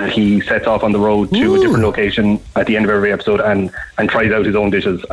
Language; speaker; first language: English; native; English